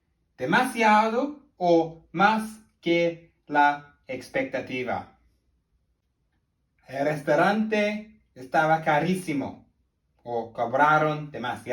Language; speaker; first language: Spanish; non-native, learner; English